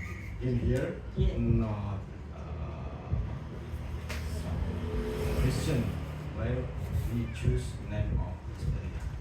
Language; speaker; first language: English; non-native, learner; Indonesian